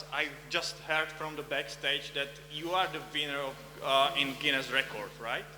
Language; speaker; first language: English; non-native, fluent; Czech